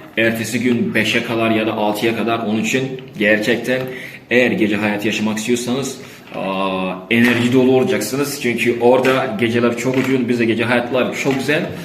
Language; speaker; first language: Turkish; non-native, fluent; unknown